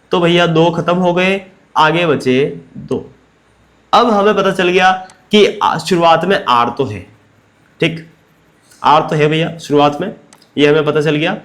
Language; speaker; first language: Hindi; native; Hindi